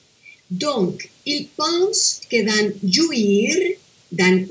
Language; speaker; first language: French; non-native, fluent; Spanish